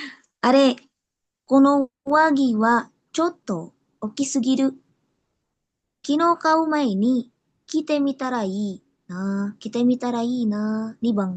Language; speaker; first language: Japanese; non-native, learner; Indonesian